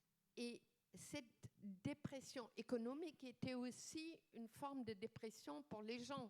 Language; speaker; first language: French; non-native, fluent; German